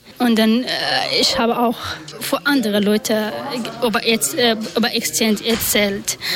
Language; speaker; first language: German; non-native, learner; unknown